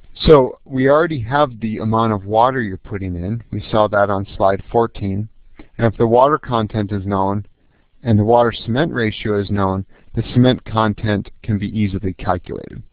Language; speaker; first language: English; native; English